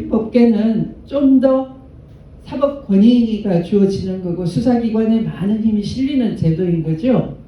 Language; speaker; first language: Korean; native; Korean